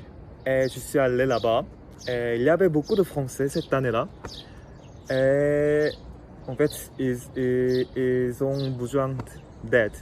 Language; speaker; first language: French; non-native, fluent; Korean